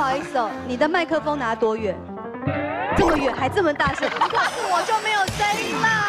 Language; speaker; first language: Chinese; native; Chinese